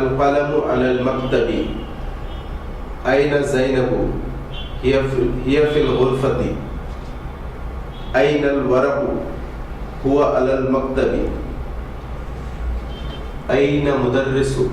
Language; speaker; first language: Arabic; non-native, learner; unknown